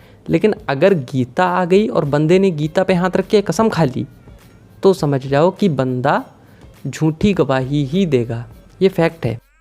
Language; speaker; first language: Hindi; native; Hindi